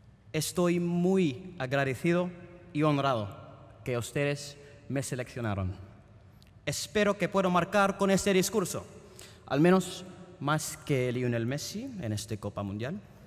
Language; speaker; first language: Spanish; non-native, fluent; Filipino